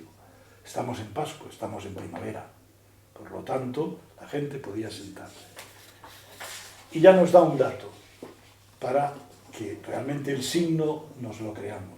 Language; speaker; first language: Spanish; native; Spanish